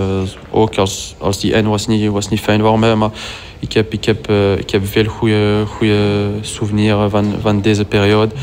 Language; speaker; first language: Dutch; non-native, local second language; French